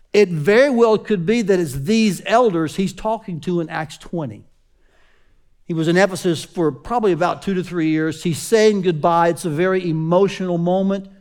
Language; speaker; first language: English; native; English